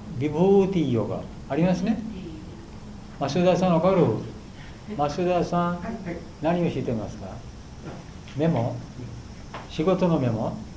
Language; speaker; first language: Japanese; non-native, learner; Bangla